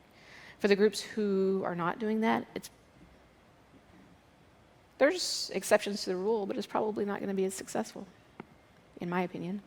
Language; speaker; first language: English; native; English